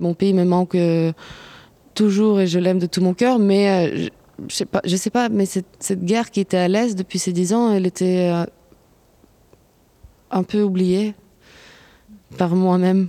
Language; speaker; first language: French; non-native, fluent; Ukrainian